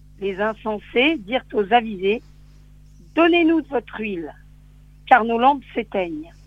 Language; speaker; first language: French; native; French